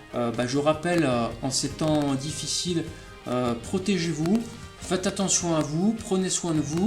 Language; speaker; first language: French; native; French